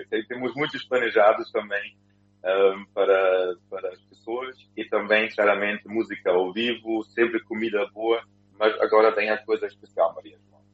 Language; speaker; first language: Portuguese; non-native, fluent; German